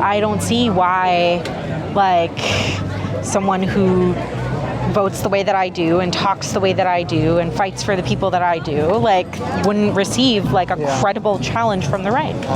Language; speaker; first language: English; early bilingual, other home language; Urdu